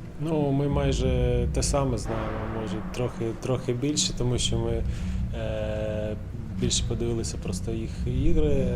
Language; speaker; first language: Ukrainian; non-native, local second language; Russian